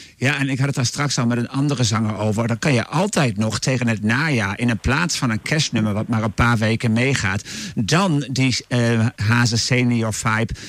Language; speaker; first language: Dutch; native; Dutch